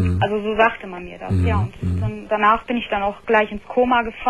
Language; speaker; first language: German; native; German